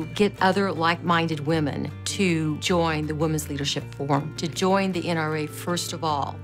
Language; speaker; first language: English; native; English